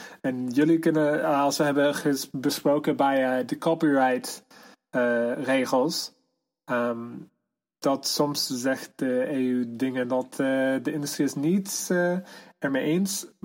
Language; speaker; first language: Dutch; non-native, fluent; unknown